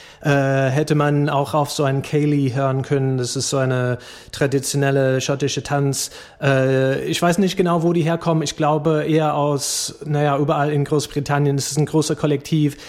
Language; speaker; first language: German; non-native, fluent; English